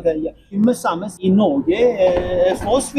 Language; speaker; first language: Norwegian; non-native, learner; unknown